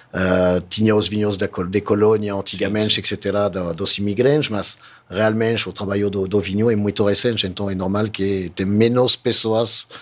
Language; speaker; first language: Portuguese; non-native, fluent; French